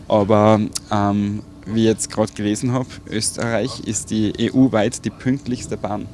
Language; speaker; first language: German; native; German